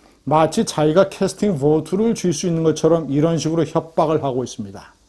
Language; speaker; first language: Korean; native; Korean